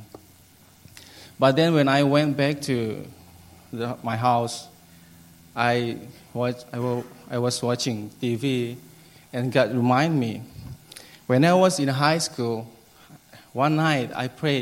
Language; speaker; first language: English; non-native, learner; Indonesian